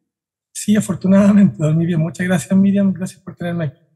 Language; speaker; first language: Spanish; native; Spanish